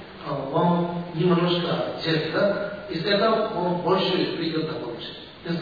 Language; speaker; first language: Russian; non-native, learner; Tibetan